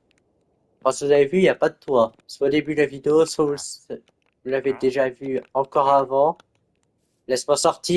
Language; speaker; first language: French; native; French